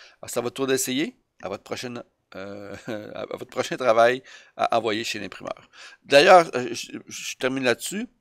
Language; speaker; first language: French; native; French